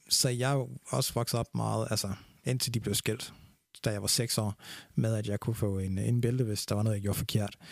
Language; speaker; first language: Danish; early bilingual, other home language; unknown